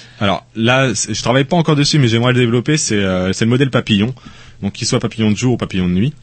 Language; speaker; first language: French; native; French